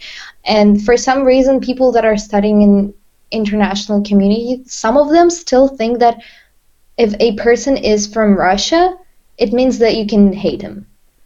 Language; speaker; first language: English; non-native, fluent; Russian